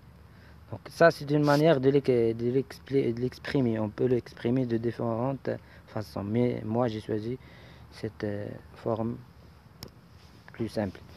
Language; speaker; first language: French; non-native, local second language; Arabic